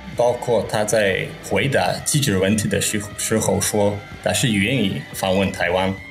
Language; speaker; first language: Chinese; non-native, fluent; Czech